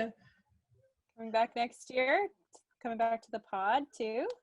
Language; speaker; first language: English; native; English